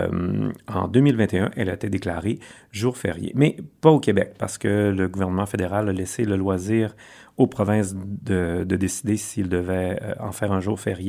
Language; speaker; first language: French; native; French